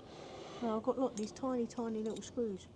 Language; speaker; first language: English; native; English